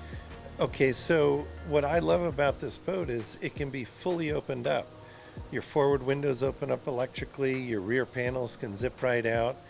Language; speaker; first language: English; native; English